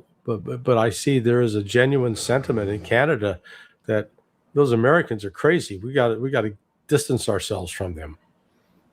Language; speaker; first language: English; native; English